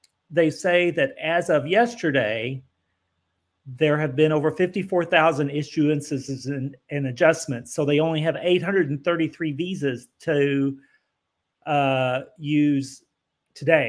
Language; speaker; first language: English; native; English